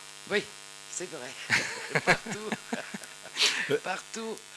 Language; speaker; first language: French; non-native, learner; German